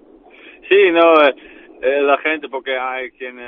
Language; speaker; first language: Spanish; non-native, fluent; Dutch